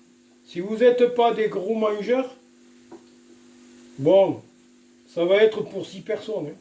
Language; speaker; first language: French; native; French